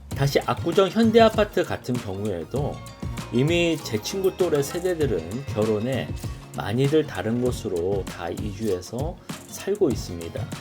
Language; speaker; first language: Korean; native; Korean